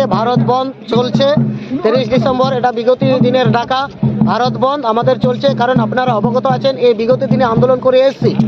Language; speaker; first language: Bangla; non-native, local second language; Santali